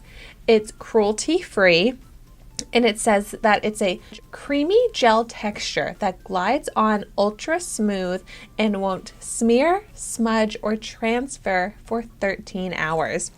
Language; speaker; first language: English; native; English